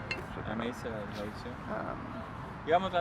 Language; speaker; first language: Spanish; native; Spanish